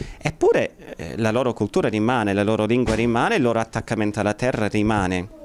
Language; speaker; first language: Italian; non-native, fluent; English